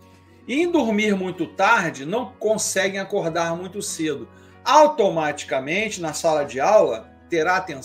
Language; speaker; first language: Portuguese; native; Portuguese